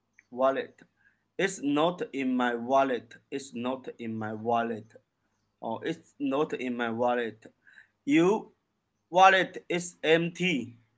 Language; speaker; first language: English; non-native, learner; Chinese